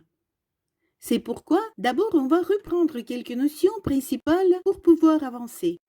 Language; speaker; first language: French; non-native, fluent; Russian